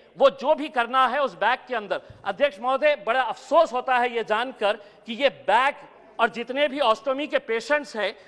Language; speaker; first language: Hindi; non-native, local second language; Urdu